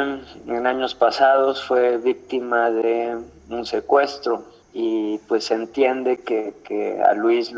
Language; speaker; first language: Spanish; native; Spanish